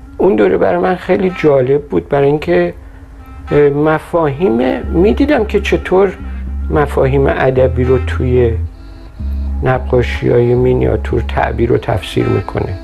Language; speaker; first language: Persian; native; Persian